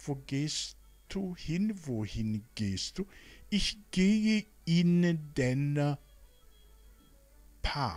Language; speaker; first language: German; non-native, learner; Rundi